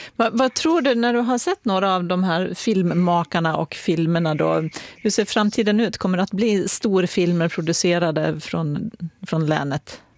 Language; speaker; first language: Swedish; native; Swedish